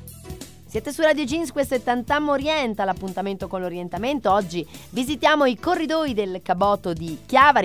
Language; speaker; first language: Italian; native; Italian